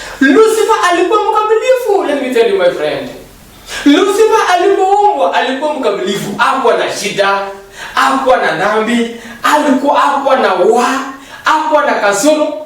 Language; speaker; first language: Swahili; non-native, local second language; Kalenjin